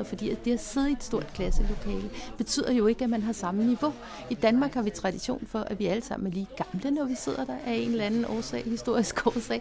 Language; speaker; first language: Danish; native; Danish